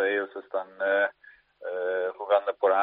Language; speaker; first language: Spanish; non-native, fluent; Dutch